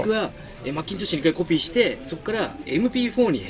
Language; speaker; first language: Japanese; native; Japanese